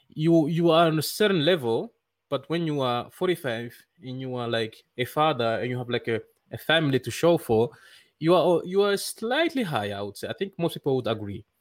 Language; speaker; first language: English; non-native, fluent; Dutch